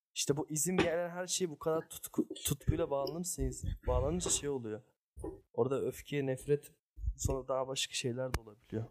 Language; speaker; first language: Turkish; early bilingual, heritage; Turkish